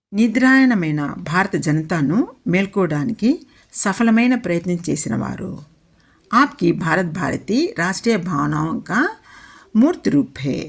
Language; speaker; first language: Telugu; non-native, local second language; Urdu